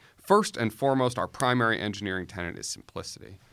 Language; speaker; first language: English; native; English